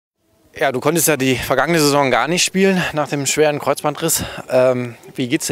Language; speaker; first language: German; native; German